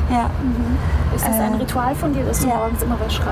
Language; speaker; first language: German; native; German